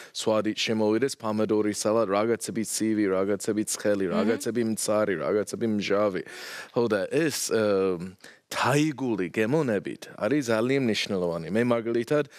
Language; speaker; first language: Georgian; non-native, fluent; English